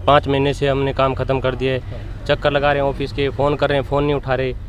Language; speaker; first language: Hindi; native; Hindi